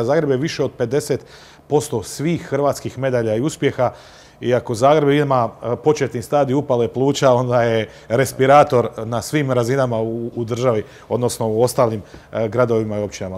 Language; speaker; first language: Croatian; native; Croatian